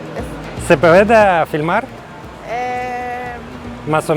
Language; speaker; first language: Spanish; non-native, learner; Russian